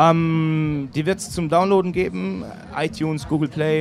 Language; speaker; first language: German; native; German